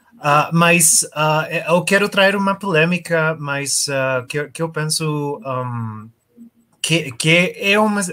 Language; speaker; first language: Portuguese; non-native, learner; Spanish